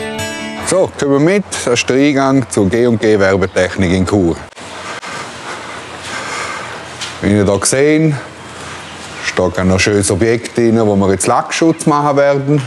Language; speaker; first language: German; native; German